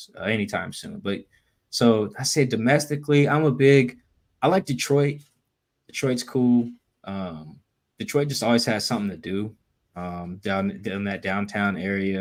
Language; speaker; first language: English; native; English